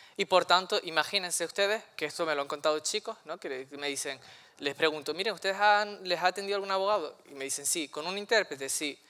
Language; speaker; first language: Spanish; native; Spanish